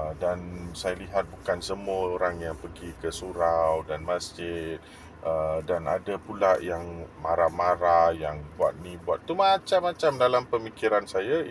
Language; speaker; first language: Malay; non-native, local second language; English